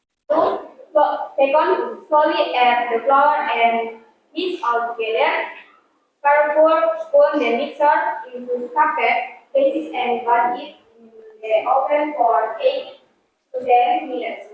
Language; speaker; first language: English; non-native, learner; Indonesian